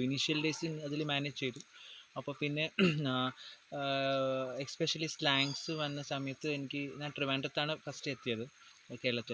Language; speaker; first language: Malayalam; non-native, local second language; Kannada